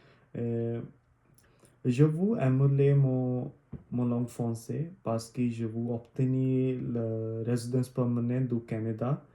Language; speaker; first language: French; non-native, learner; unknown